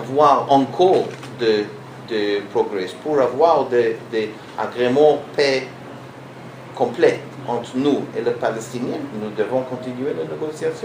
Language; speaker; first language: French; non-native, learner; Hebrew